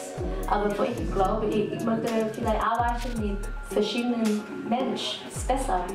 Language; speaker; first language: German; non-native, learner; Cantonese